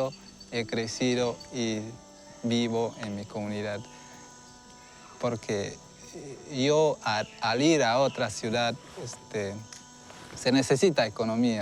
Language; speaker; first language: Spanish; non-native, local second language; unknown